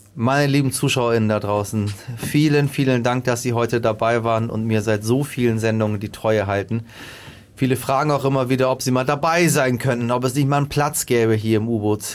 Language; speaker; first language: German; early bilingual, other home language; Persian